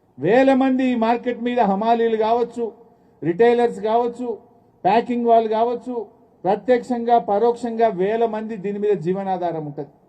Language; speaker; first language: Telugu; native; Telugu